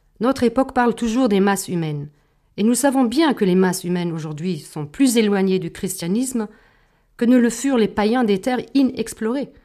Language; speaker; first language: French; non-native, fluent; German